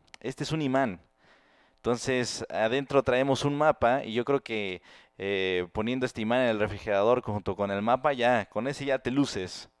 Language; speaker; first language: Spanish; native; Spanish